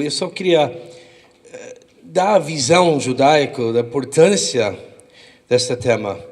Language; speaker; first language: Portuguese; non-native, fluent; English